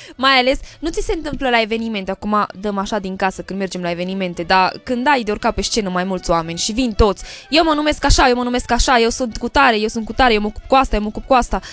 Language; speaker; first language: Romanian; native; Romanian